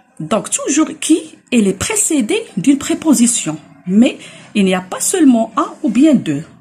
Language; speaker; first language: French; non-native, local second language; Arabic